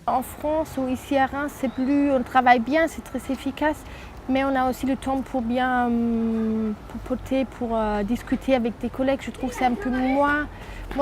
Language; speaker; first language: French; non-native, fluent; German